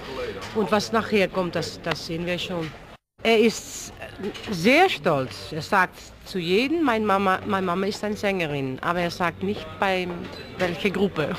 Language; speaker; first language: German; non-native, learner; Dutch